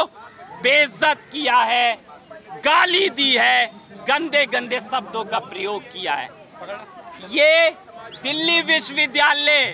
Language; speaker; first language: Hindi; native; Hindi